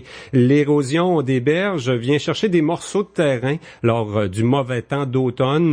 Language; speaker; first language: French; native; French